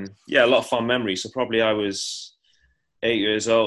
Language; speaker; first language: English; native; English